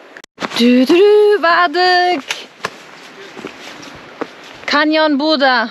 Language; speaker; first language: Turkish; non-native, learner; German